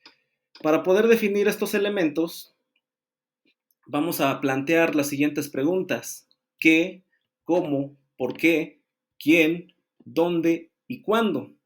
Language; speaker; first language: Spanish; native; Spanish